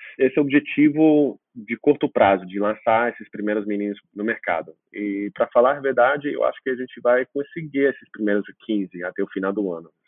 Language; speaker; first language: Portuguese; non-native, fluent; English